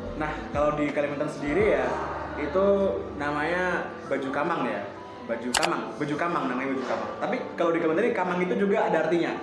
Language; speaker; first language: Indonesian; native; Indonesian